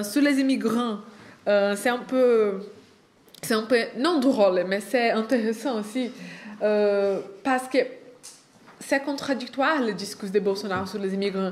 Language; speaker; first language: French; non-native, fluent; Portuguese